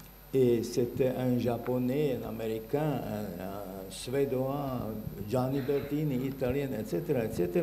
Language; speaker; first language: French; non-native, learner; Bulgarian